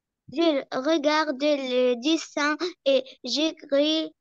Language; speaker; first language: French; non-native, learner; Arabic